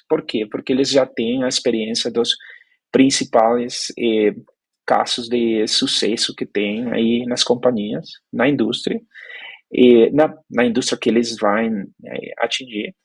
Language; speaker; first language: Portuguese; non-native, fluent; Spanish